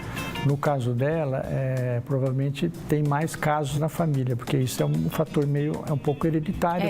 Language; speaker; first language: Portuguese; native; Portuguese